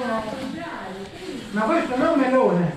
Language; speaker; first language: Italian; non-native, learner; Thai